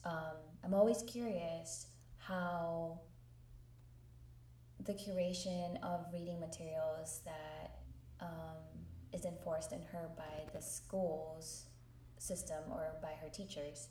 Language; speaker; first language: English; non-native, local second language; Hiligaynon